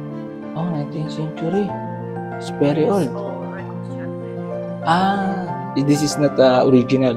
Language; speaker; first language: English; non-native, learner; Filipino